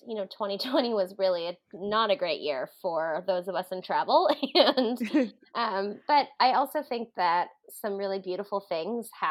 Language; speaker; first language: English; native; English